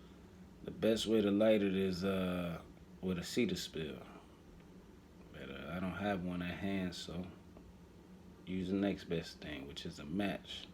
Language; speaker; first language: English; native; English